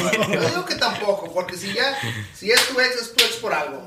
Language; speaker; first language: Spanish; early bilingual, heritage; Spanish